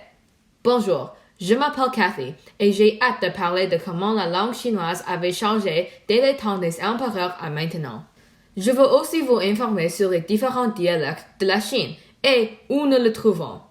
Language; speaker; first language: French; non-native, learner; Chinese